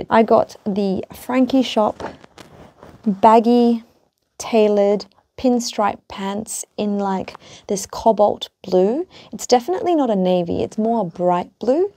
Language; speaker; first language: English; native; English